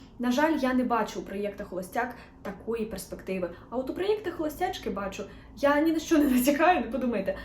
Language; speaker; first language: Ukrainian; non-native, local second language; Russian